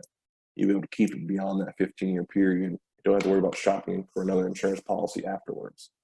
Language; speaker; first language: English; native; English